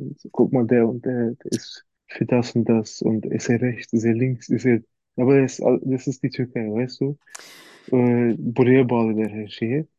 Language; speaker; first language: German; early bilingual, other home language; Turkish